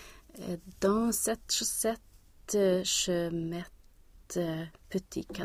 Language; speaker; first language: French; non-native, learner; Swedish